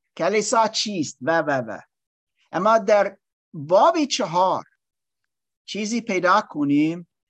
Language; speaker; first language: Persian; non-native, learner; English